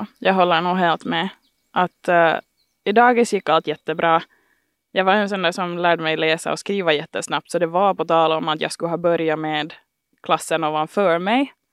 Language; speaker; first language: Swedish; native; Swedish